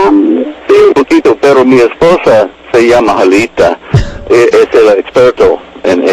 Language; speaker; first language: Spanish; non-native, learner; English